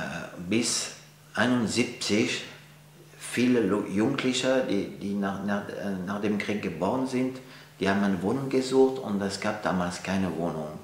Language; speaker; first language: German; non-native, fluent; French